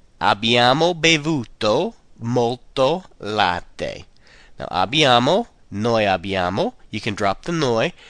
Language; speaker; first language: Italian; non-native, fluent; English